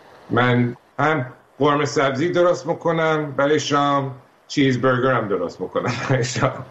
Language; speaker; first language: Persian; early bilingual, heritage; Persian